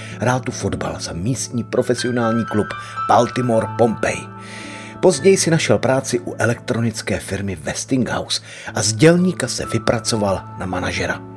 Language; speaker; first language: Czech; native; Czech